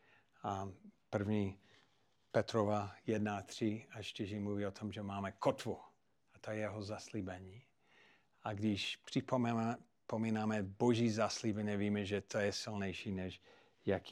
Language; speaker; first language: Czech; non-native, fluent; English